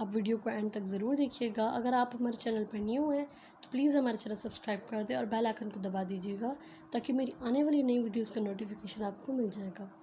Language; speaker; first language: Hindi; native; Hindi